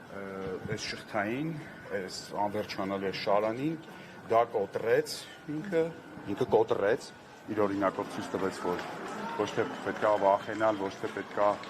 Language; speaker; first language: Armenian; native; Armenian